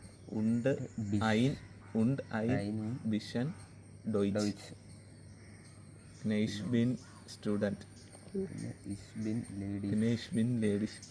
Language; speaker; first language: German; non-native, learner; Malayalam